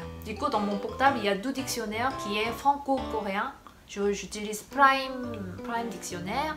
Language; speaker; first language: French; non-native, fluent; Korean